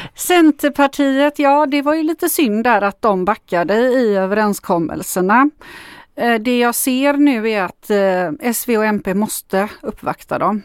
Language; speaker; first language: Swedish; non-native, fluent; Macedonian